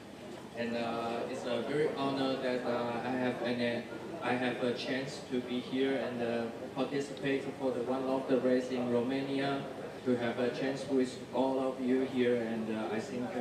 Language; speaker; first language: English; non-native, learner; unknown